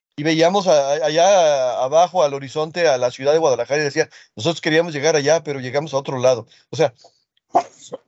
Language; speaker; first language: Spanish; early bilingual, other home language; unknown